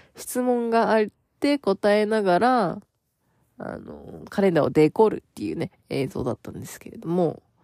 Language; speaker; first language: Japanese; native; Japanese